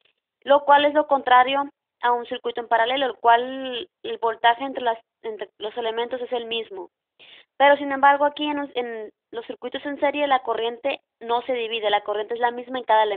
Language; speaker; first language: Spanish; native; Spanish